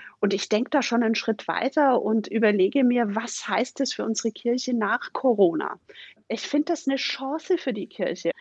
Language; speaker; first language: German; native; German